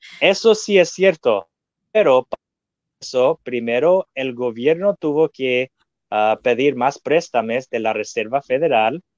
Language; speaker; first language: Spanish; non-native, fluent; English